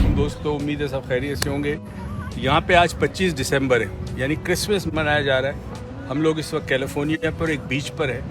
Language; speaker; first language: Urdu; native; Urdu